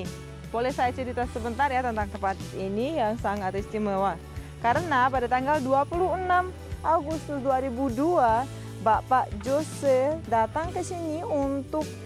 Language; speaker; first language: Indonesian; non-native, fluent; Russian